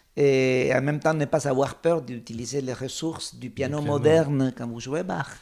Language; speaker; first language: French; non-native, fluent; Spanish